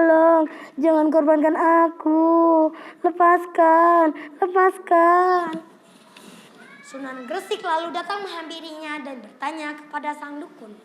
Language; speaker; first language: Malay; non-native, local second language; Javanese